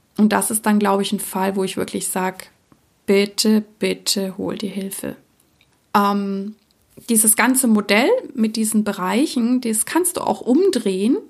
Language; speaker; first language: German; early bilingual, other home language; Czech